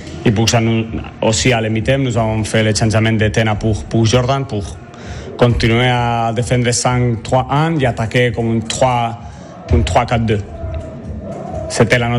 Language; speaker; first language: French; non-native, learner; Spanish